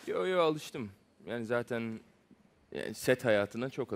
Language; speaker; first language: Turkish; early bilingual, heritage; Turkish